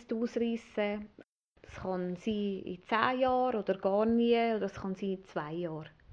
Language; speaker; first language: German; native; German